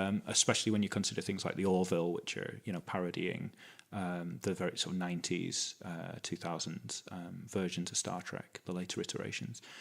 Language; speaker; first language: English; native; English